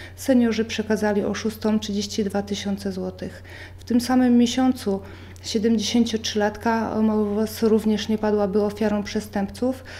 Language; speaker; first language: Polish; native; Polish